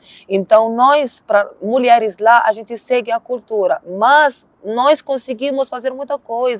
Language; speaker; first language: Portuguese; non-native, learner; Arabic